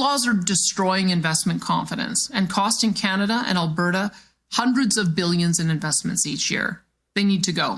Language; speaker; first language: English; native; English